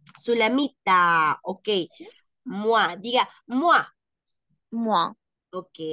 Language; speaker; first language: French; non-native, fluent; Spanish